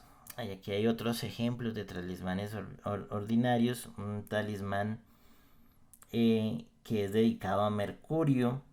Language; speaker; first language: Spanish; native; Spanish